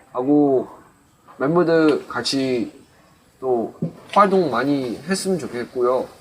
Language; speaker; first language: Korean; non-native, fluent; Chinese